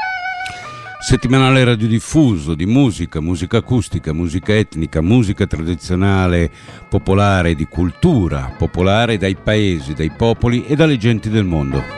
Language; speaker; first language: Italian; native; Italian